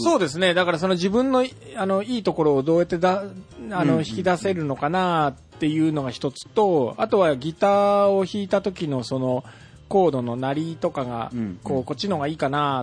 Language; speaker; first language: Japanese; native; Japanese